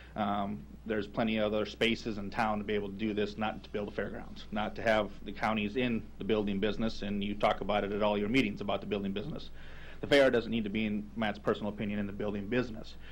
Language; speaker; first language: English; native; English